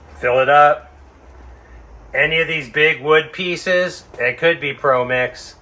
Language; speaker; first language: English; native; English